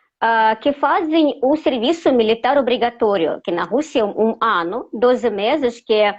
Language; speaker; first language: Portuguese; non-native, fluent; Russian